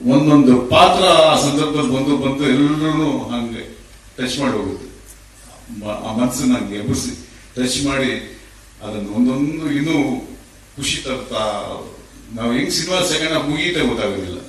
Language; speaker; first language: Kannada; native; Kannada